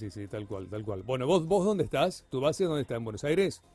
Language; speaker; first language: Spanish; native; Spanish